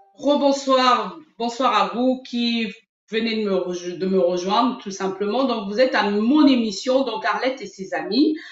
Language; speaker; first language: French; non-native, local second language; Lingala